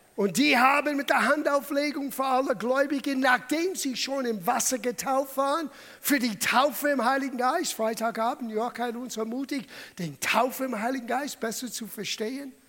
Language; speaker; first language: German; non-native, fluent; English